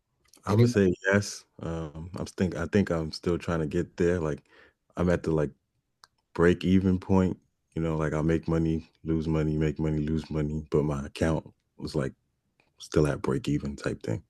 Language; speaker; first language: English; native; English